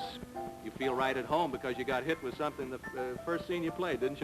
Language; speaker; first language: English; native; English